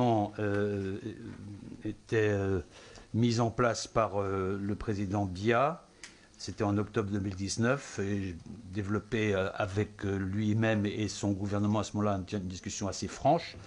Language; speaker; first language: French; native; French